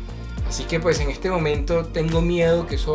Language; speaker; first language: Spanish; native; Spanish